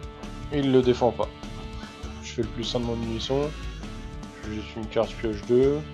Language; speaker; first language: French; native; French